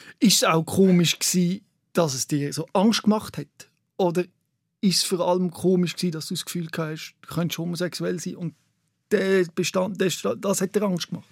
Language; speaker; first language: German; native; German